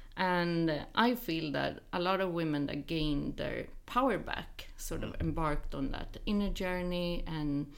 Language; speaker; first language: English; non-native, fluent; Swedish